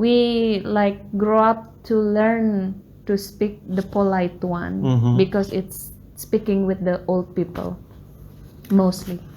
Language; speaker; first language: English; non-native, learner; Balinese